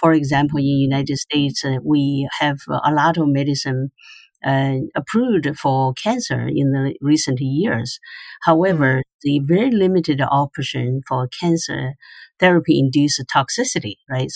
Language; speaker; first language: English; non-native, fluent; Chinese